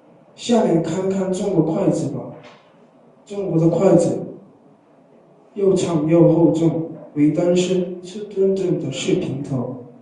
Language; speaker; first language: Chinese; non-native, learner; Korean